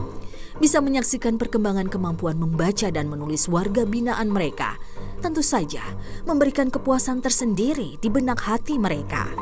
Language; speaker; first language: Indonesian; native; Indonesian